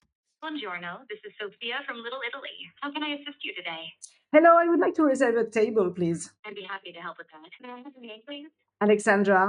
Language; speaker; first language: English; non-native, fluent; French